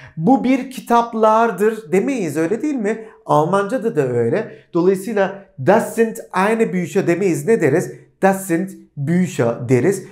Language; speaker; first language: Turkish; native; Turkish